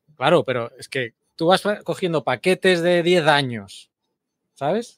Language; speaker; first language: Spanish; native; Spanish